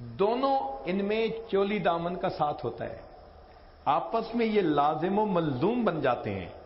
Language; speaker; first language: Urdu; non-native, local second language; Punjabi